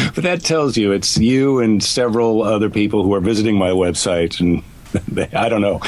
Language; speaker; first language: English; native; English